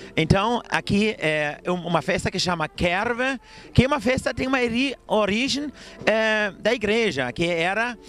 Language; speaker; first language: Portuguese; non-native, fluent; German